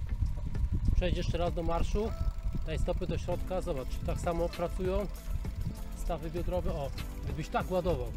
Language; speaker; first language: Polish; native; Polish